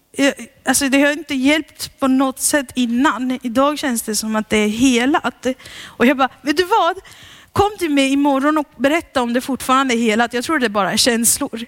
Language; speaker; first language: Swedish; early bilingual, heritage; Swedish